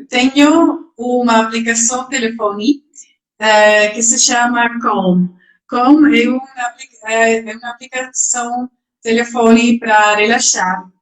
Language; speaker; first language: Portuguese; non-native, learner; Dutch